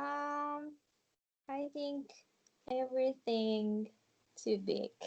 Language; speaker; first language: English; non-native, learner; Japanese